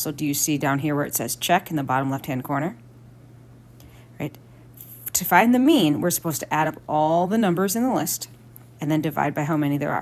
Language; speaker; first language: English; native; English